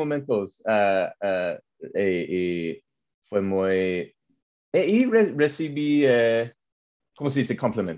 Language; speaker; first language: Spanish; non-native, learner; English